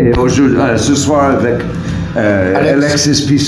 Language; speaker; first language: French; non-native, learner; English